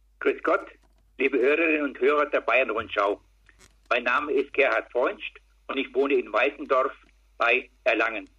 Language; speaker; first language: German; native; German